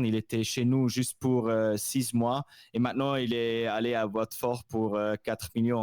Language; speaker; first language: French; non-native, local second language; Swiss German